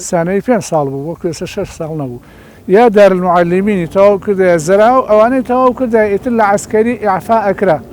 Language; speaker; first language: Central Kurdish; non-native, local second language; Gurani